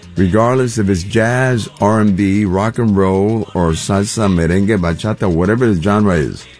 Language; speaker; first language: English; non-native, local second language; Spanish